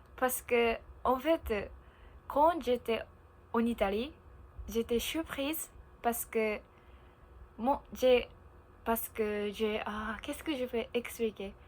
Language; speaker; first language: French; non-native, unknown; Japanese